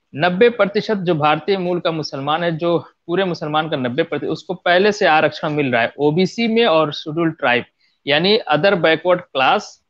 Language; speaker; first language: Hindi; non-native, local second language; Bhojpuri